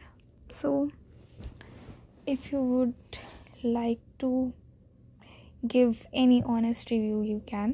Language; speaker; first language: English; non-native, local second language; Hindi